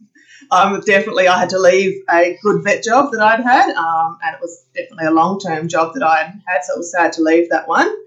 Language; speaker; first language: English; native; English